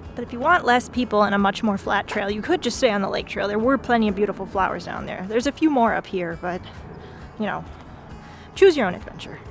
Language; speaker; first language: English; native; English